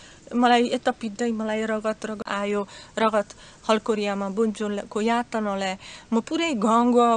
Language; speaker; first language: Nepali; non-native, learner; Slovak